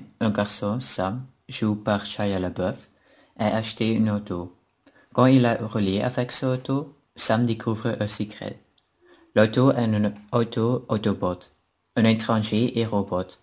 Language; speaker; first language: French; non-native, learner; Dutch